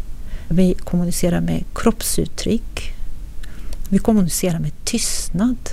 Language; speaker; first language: Swedish; non-native, fluent; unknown